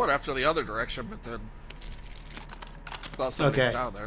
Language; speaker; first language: English; native; English